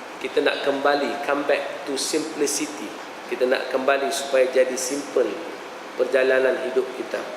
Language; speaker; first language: Malay; native; Malay